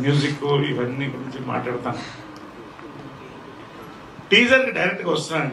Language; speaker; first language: Telugu; native; Telugu